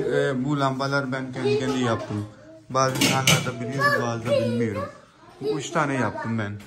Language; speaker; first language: Turkish; non-native, learner; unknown